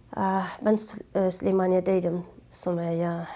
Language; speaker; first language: Turkish; non-native, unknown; Kurdish